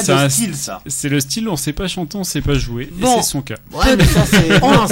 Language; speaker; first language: French; native; French